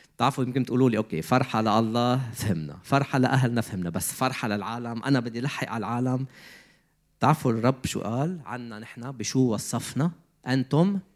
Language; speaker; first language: Arabic; native; Arabic